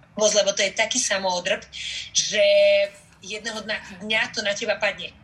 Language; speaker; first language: Slovak; native; Slovak